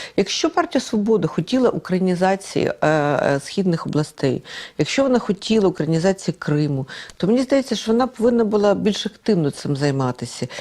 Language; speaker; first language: Ukrainian; non-native, local second language; Russian